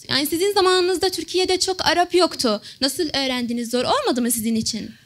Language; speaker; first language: Turkish; non-native, fluent; Arabic